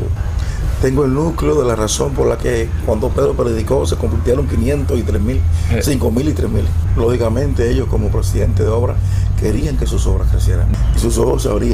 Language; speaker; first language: Spanish; native; Spanish